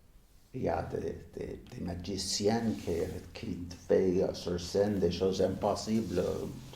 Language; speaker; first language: French; non-native, fluent; English